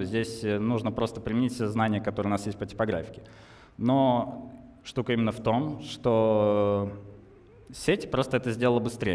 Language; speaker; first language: Russian; native; Russian